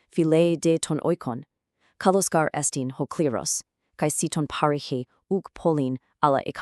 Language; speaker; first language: Greek; non-native, learner; English